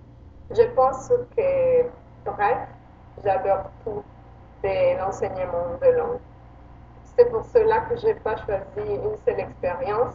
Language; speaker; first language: French; non-native, fluent; Spanish